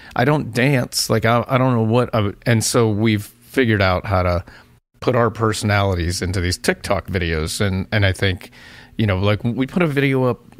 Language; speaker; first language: English; native; English